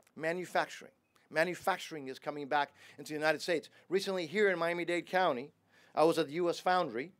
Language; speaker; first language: English; early bilingual, other home language; Spanish